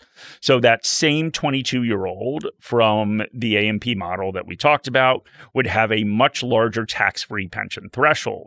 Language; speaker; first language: English; native; English